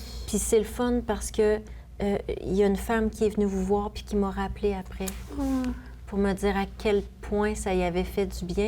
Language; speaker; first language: French; native; French